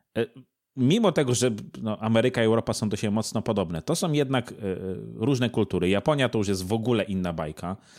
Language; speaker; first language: Polish; native; Polish